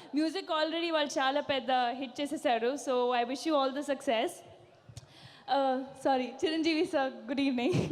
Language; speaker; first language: Telugu; non-native, fluent; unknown